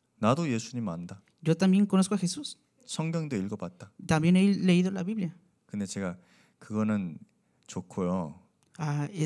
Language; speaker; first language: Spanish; non-native, learner; Korean